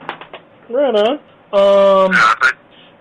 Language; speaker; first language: English; native; English